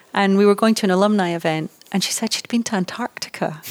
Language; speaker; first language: English; native; English